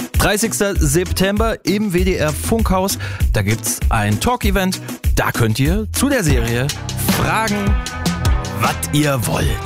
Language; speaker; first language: German; native; German